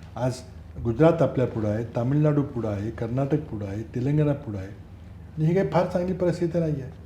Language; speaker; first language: Marathi; native; Marathi